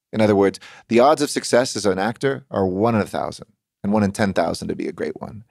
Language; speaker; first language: English; native; English